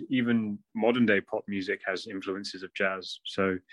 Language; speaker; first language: English; native; English